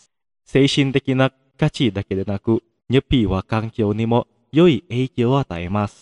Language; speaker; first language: Japanese; non-native, fluent; Indonesian